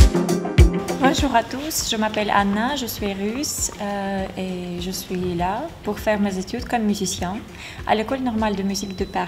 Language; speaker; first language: French; non-native, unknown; Russian